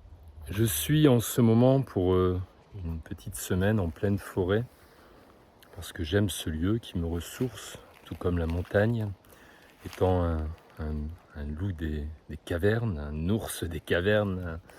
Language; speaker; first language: French; native; French